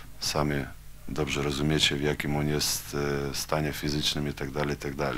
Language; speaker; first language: Polish; non-native, fluent; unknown